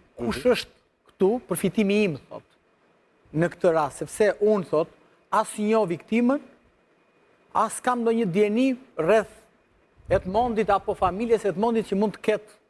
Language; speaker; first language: Albanian; native; Albanian